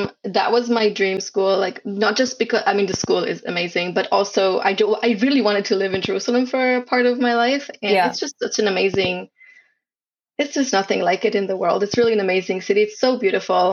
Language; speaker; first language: English; non-native, fluent; Hebrew